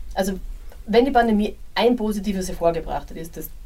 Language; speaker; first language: German; native; German